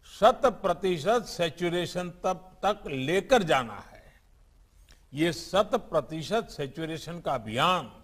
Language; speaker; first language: Hindi; non-native, local second language; Gujarati